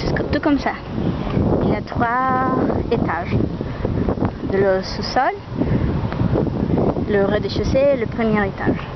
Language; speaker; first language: French; non-native, learner; Portuguese